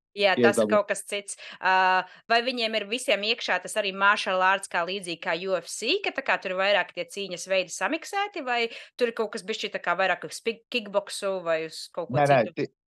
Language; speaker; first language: Latvian; native; Latvian